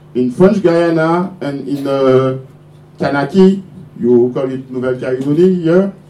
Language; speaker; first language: English; non-native, fluent; French